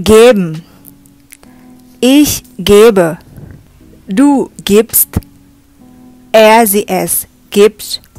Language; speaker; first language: German; non-native, fluent; Indonesian